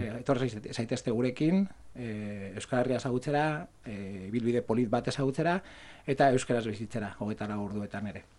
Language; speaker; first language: Basque; non-native, local second language; Spanish